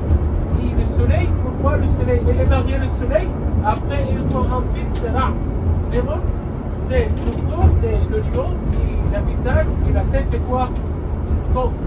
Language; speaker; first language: French; non-native, learner; Arabic